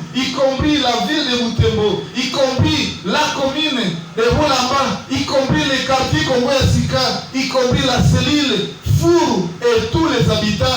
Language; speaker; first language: French; non-native, local second language; Swahili